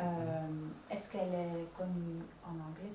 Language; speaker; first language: French; non-native, fluent; Dutch